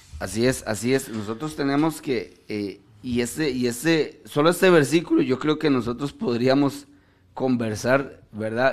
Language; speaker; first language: Spanish; native; Spanish